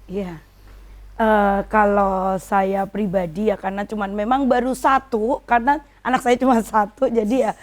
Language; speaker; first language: Indonesian; native; Indonesian